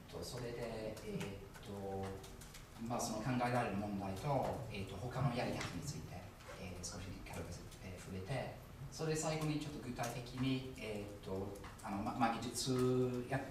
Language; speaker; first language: Japanese; non-native, fluent; English